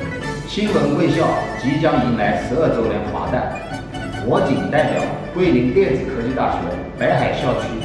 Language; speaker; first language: Chinese; native; Chinese